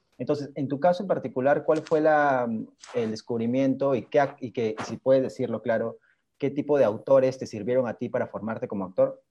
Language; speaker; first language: Spanish; native; Spanish